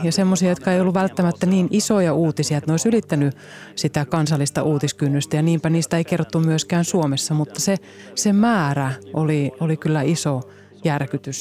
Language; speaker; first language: Finnish; native; Finnish